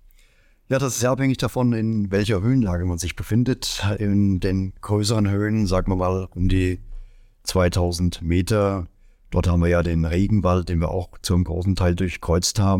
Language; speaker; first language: German; native; German